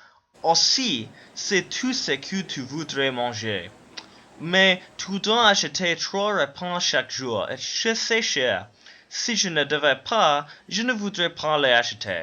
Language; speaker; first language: French; non-native, learner; English